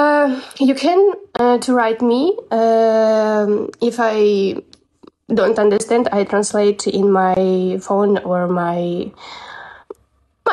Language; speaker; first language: English; non-native, learner; Russian